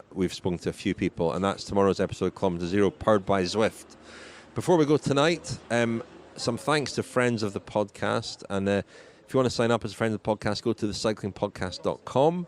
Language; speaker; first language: English; native; English